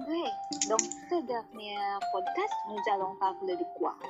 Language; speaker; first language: French; non-native, learner; Indonesian